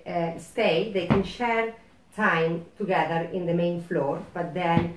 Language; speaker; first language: English; non-native, fluent; Spanish